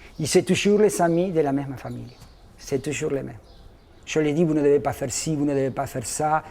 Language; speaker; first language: French; non-native, fluent; Spanish